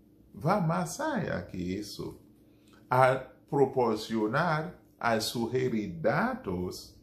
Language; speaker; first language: Spanish; non-native, fluent; Haitian Creole